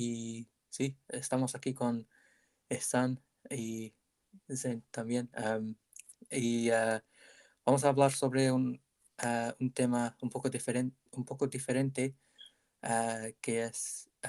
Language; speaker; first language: Spanish; non-native, learner; English